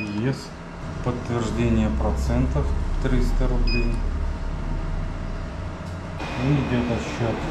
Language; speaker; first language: Russian; native; Russian